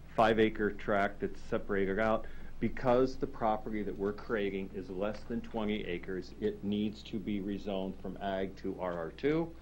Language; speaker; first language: English; native; English